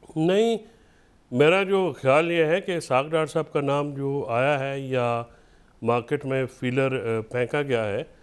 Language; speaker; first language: Urdu; native; Urdu